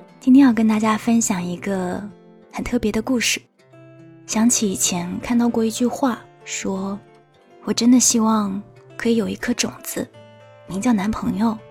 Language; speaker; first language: Chinese; native; Chinese